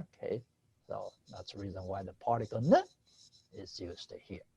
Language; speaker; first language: English; non-native, fluent; Chinese